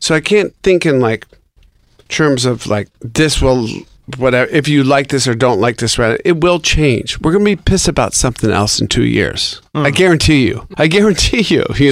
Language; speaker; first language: English; native; English